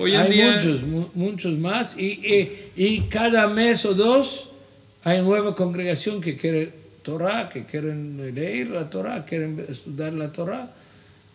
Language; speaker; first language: Spanish; non-native, fluent; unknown